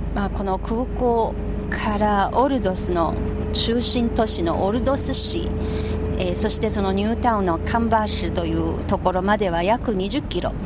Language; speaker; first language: Japanese; non-native, fluent; Chinese